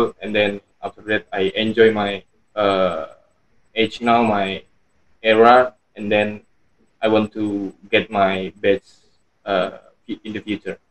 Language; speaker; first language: English; non-native, learner; Indonesian